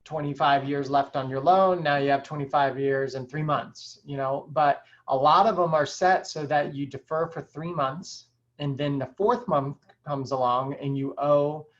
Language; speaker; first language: English; native; English